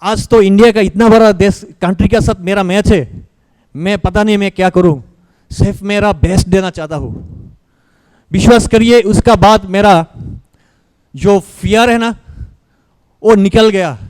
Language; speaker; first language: Hindi; non-native, learner; Bangla